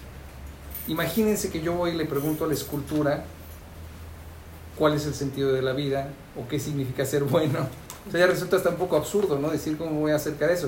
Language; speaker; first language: Spanish; native; Spanish